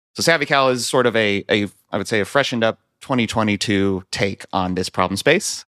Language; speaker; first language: English; native; English